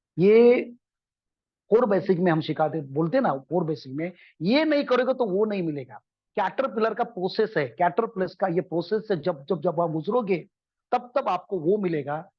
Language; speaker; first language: Hindi; non-native, local second language; Marathi